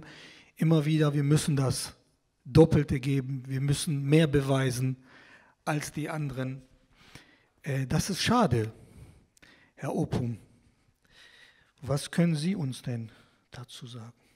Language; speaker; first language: German; non-native, fluent; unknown